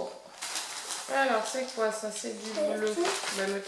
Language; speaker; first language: French; native; French